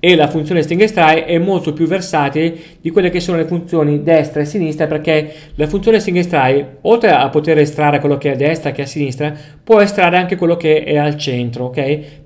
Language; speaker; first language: Italian; native; Italian